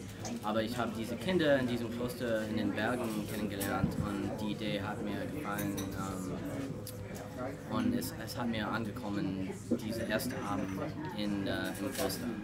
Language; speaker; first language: German; non-native, learner; English